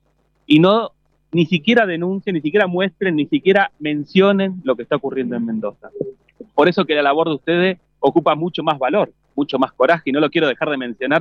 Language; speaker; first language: Spanish; native; Spanish